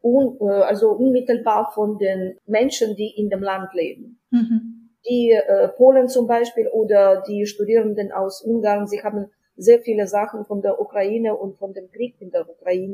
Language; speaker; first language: German; non-native, fluent; Ukrainian